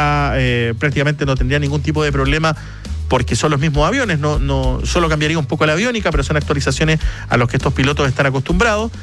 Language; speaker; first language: Spanish; native; Spanish